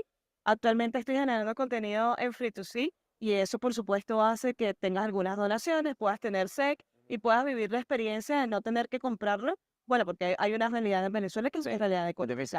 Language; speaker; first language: Spanish; native; Spanish